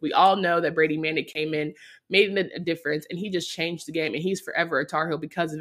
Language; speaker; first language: English; native; English